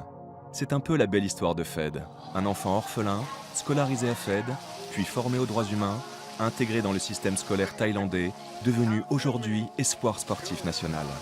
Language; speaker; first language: French; native; French